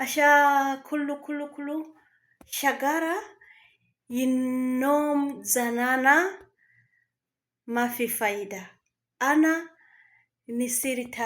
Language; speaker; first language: Arabic; non-native, learner; Kinyarwanda